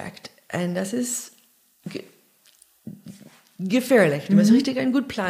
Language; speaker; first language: German; non-native, fluent; English